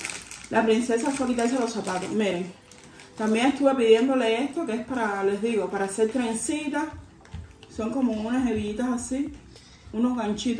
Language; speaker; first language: Spanish; native; Spanish